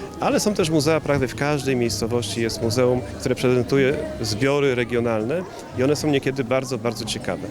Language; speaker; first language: Polish; native; Polish